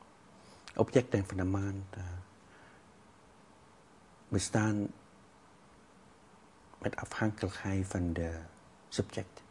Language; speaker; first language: Dutch; non-native, fluent; Vietnamese